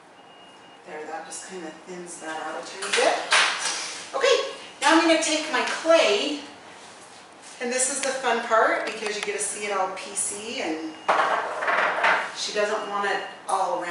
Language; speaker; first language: English; native; English